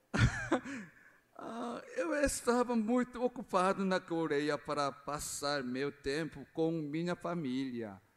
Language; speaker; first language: Portuguese; non-native, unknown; Korean